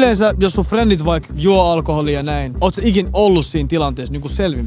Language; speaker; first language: Finnish; native; Finnish